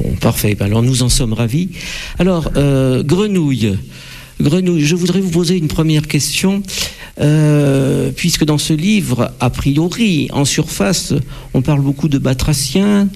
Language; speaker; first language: French; native; French